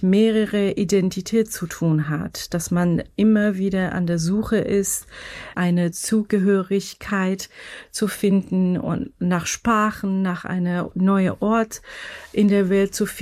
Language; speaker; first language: German; non-native, fluent; Persian